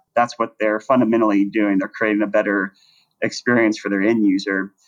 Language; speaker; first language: English; native; English